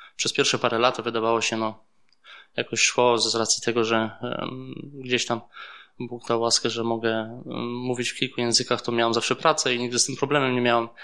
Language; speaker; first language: Polish; early bilingual, heritage; Polish